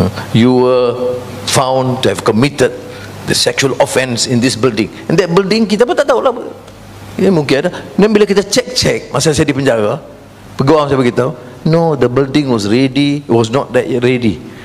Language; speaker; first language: English; non-native, local second language; Malay